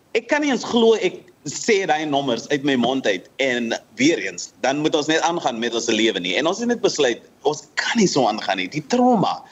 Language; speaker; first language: Afrikaans; native; Afrikaans